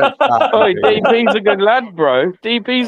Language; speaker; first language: English; native; English